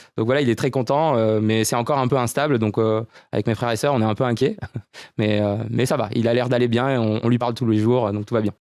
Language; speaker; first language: French; early bilingual, other home language; Romanian